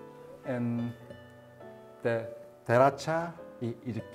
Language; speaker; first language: Spanish; non-native, fluent; Korean